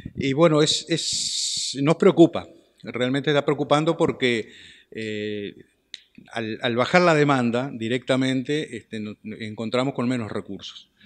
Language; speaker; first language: Spanish; native; Spanish